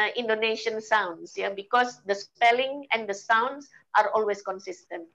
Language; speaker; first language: English; non-native, fluent; Indonesian